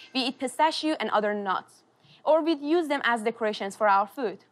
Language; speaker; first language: English; non-native, fluent; Persian